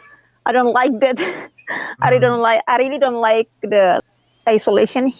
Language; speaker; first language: English; non-native, learner; Indonesian